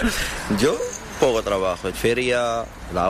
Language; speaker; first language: Spanish; non-native, learner; Arabic